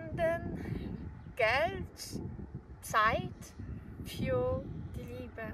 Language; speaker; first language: German; non-native, fluent; Polish